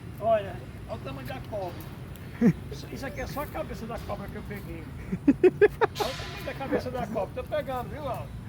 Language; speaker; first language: Portuguese; native; Portuguese